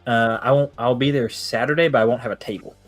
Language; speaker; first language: English; native; English